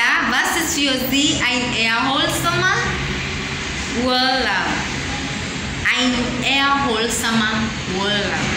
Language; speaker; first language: German; non-native, learner; English